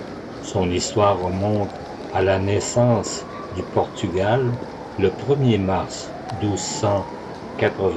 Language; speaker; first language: French; native; French